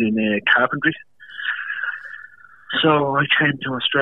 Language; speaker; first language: English; native; English